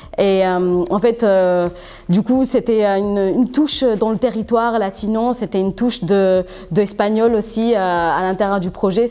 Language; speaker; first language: French; non-native, fluent; English